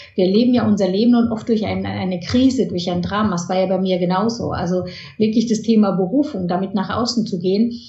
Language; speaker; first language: German; early bilingual, heritage; German